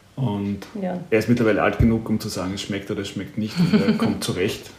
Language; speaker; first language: German; native; German